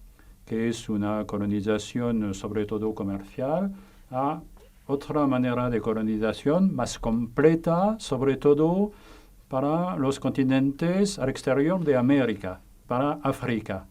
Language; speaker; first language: Spanish; non-native, fluent; French